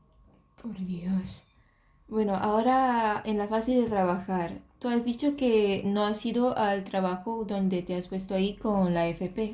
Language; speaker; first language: Spanish; early bilingual, other home language; Romanian